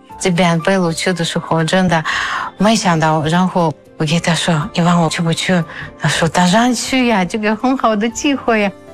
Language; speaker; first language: Chinese; non-native, fluent; Russian